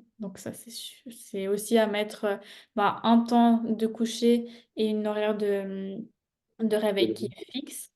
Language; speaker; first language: French; native; French